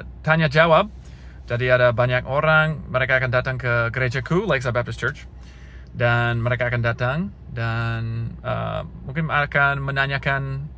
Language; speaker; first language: Indonesian; non-native, fluent; English